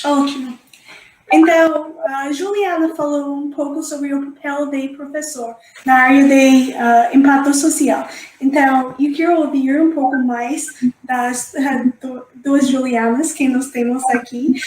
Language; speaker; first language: Portuguese; non-native, fluent; English